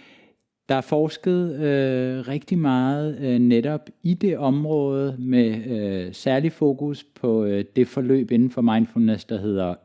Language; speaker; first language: Danish; native; Danish